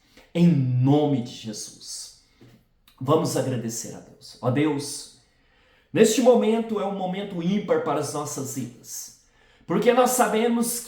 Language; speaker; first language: Portuguese; native; Portuguese